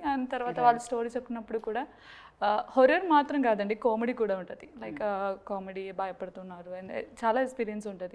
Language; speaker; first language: Telugu; non-native, learner; Malayalam